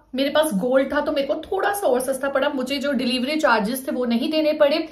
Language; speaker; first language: Hindi; native; Hindi